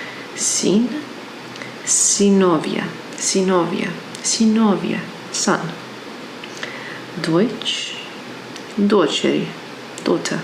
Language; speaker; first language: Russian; non-native, learner; English